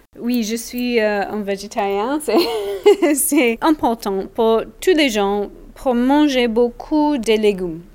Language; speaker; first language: French; non-native, learner; English